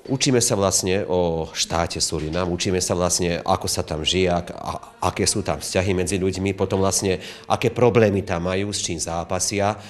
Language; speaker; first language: Slovak; native; Slovak